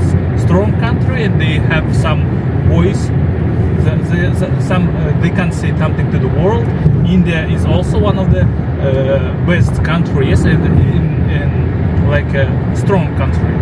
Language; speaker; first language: English; non-native, fluent; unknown